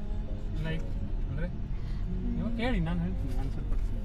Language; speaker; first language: Kannada; non-native, learner; Odia